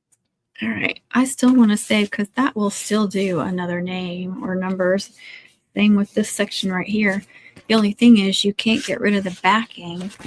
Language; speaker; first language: English; native; English